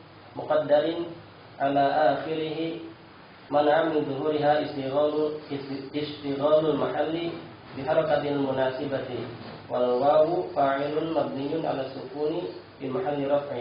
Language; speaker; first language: Arabic; non-native, learner; Indonesian